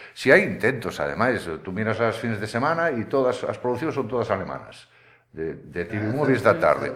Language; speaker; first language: Galician; native; Galician